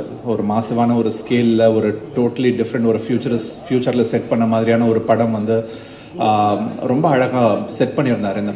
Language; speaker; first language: Tamil; native; Tamil